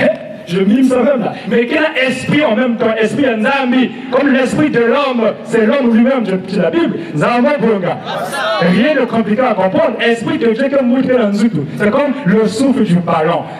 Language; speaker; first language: French; non-native, local second language; Lingala